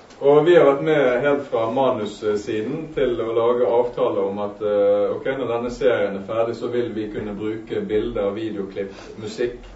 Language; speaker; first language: Norwegian; native; Norwegian